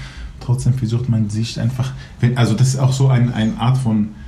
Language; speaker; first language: German; non-native, fluent; Kurdish